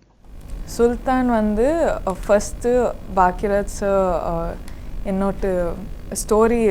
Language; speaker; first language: Tamil; non-native, learner; Kannada